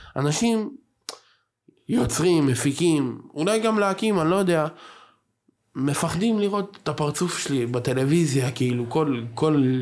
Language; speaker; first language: Hebrew; native; Hebrew